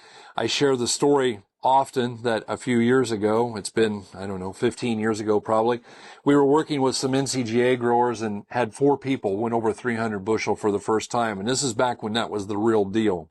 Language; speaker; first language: English; native; English